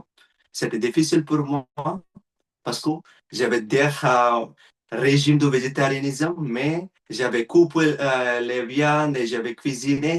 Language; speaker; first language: French; non-native, learner; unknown